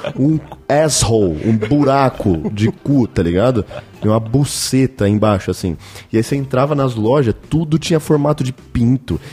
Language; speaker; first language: Portuguese; native; Portuguese